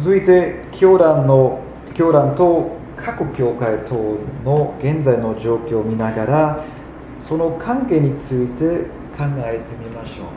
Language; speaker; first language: Japanese; non-native, fluent; German